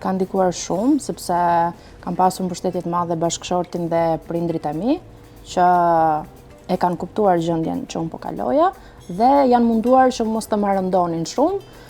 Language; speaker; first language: Albanian; early bilingual, heritage; Albanian